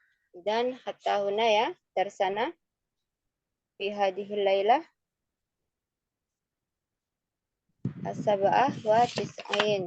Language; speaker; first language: Arabic; non-native, fluent; Indonesian